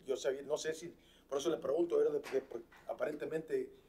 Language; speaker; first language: Spanish; early bilingual, heritage; Spanish